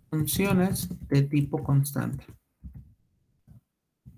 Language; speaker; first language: Spanish; native; Spanish